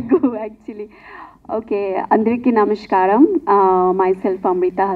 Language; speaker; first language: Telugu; non-native, fluent; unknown